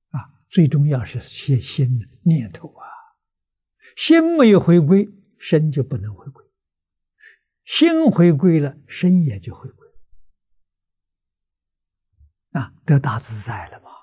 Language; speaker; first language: Chinese; native; Chinese